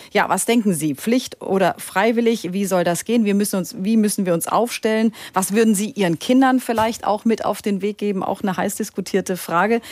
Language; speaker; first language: German; native; German